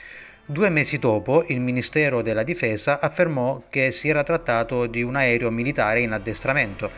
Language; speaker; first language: Italian; native; Italian